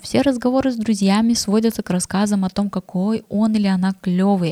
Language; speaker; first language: Russian; native; Russian